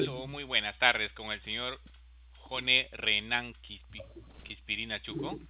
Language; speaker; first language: Spanish; native; Spanish